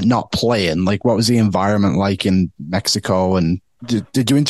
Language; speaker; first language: English; native; English